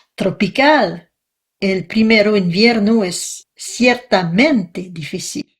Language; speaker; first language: Spanish; non-native, learner; French